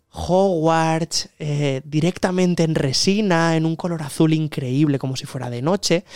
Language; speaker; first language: Spanish; native; Spanish